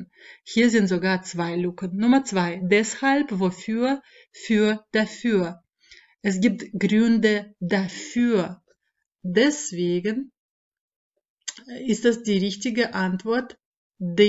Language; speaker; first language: German; non-native, fluent; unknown